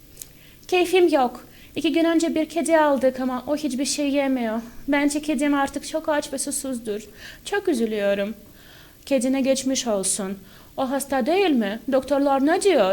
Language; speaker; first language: Turkish; non-native, fluent; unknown